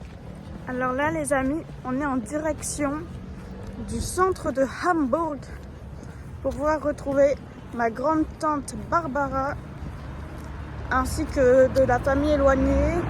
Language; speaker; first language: French; native; French